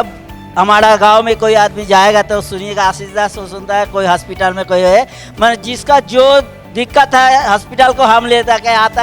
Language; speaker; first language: Hindi; non-native, local second language; Bangla